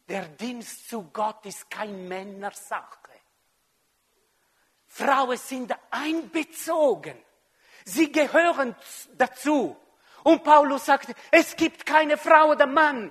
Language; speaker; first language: German; non-native, fluent; French